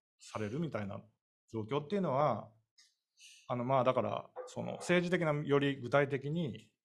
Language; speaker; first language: Japanese; native; Japanese